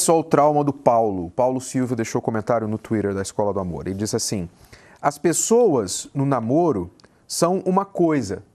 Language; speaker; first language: Portuguese; native; Portuguese